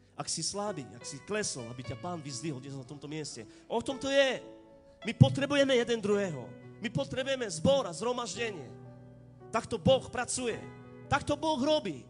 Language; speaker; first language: Slovak; non-native, local second language; Romany